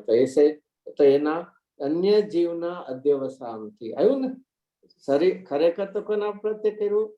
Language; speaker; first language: Hindi; non-native, local second language; Gujarati